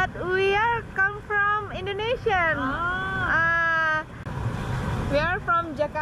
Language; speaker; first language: English; non-native, learner; Indonesian